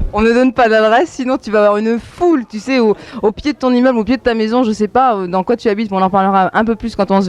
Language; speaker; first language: French; native; French